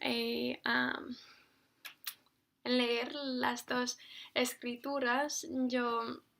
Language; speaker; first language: Spanish; non-native, fluent; English